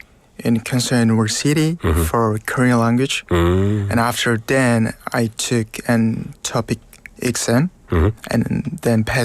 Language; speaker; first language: English; non-native, learner; Mongolian